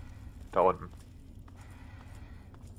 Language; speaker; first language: German; native; German